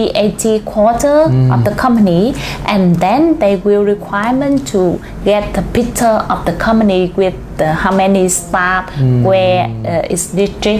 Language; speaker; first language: English; non-native, learner; Vietnamese